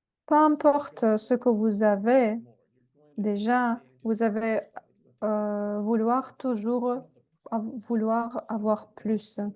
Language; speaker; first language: French; non-native, fluent; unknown